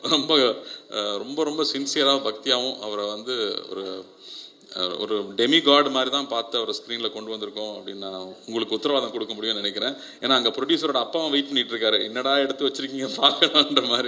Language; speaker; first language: Tamil; native; Tamil